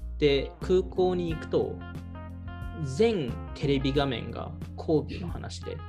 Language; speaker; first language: Japanese; early bilingual, heritage; Japanese